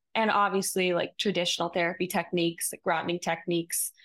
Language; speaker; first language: English; native; English